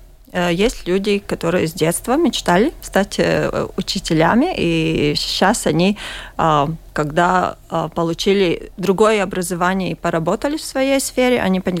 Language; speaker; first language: Russian; non-native, local second language; Latvian